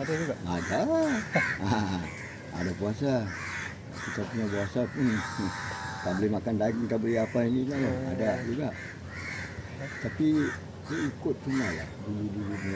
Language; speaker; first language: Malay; non-native, local second language; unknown